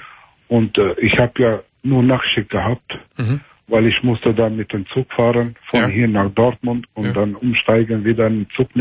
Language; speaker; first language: German; early bilingual, other home language; Albanian